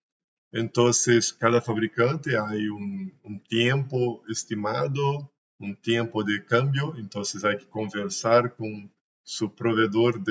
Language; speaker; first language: Spanish; non-native, learner; Portuguese